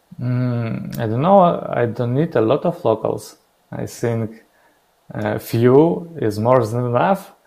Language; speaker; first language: English; non-native, learner; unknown